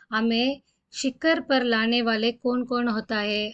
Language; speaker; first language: Hindi; non-native, local second language; Tamil